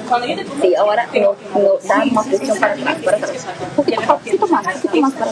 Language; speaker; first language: Spanish; non-native, learner; Portuguese